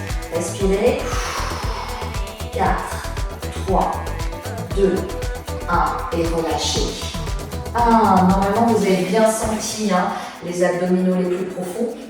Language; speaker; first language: French; native; French